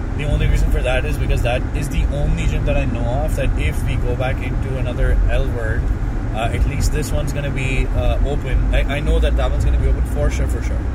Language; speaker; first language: English; non-native, local second language; Hindi